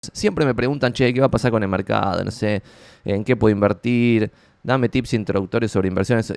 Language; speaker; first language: Spanish; native; Spanish